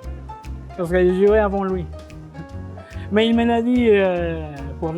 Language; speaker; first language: French; non-native, fluent; Spanish